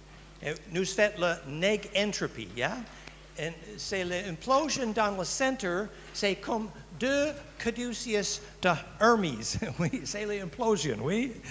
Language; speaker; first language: French; non-native, learner; English